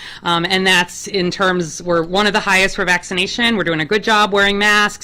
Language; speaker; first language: English; native; English